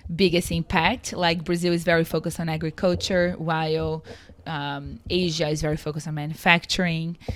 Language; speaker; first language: English; non-native, fluent; Portuguese